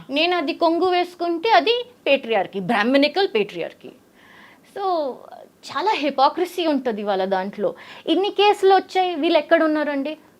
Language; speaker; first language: Telugu; early bilingual, heritage; Telugu